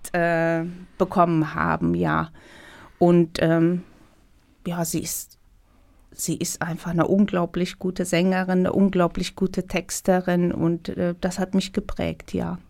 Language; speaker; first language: German; non-native, fluent; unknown